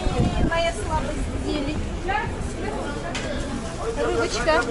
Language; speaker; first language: Russian; non-native, local second language; Kazakh